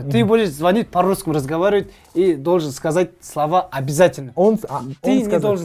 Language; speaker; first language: Russian; non-native, learner; Kazakh